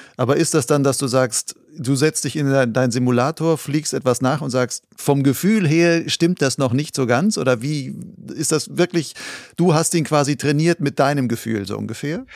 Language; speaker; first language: German; native; German